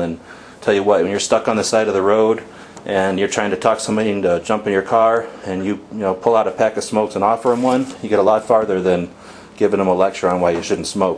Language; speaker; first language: English; native; English